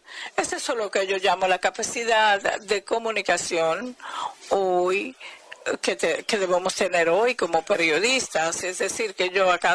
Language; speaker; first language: Spanish; non-native, fluent; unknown